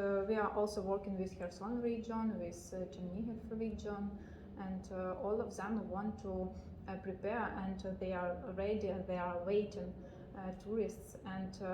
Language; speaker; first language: English; non-native, learner; Ukrainian